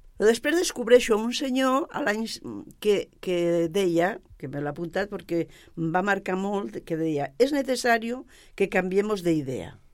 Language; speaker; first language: Catalan; non-native, local second language; Spanish